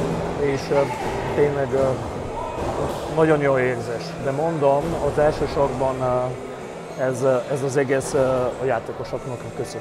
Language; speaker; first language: Hungarian; non-native, fluent; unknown